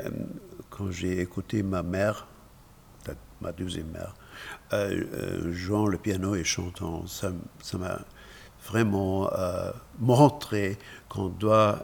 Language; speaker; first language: French; non-native, fluent; German